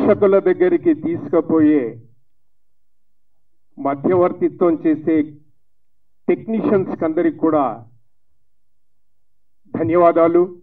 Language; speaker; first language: Telugu; native; Telugu